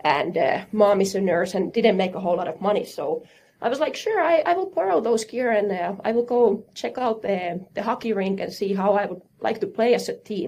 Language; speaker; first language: English; non-native, fluent; Finnish